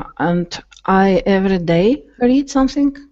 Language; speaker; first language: English; non-native, learner; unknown